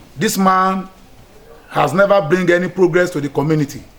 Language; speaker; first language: English; non-native, local second language; Yoruba